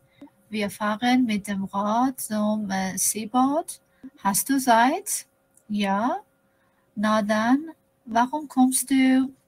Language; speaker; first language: German; non-native, learner; Persian